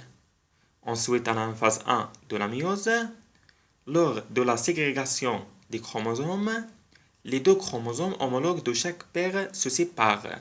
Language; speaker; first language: French; non-native, local second language; Arabic